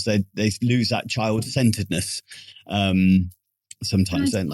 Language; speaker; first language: English; native; English